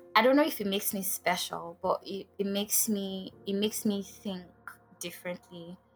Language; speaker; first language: English; non-native, local second language; Igbo